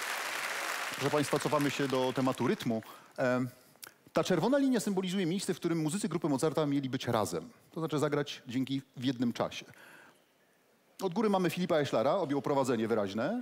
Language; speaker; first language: Polish; native; Polish